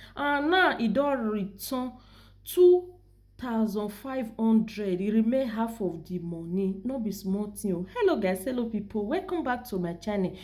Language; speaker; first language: Nigerian Pidgin; non-native, local second language; Yoruba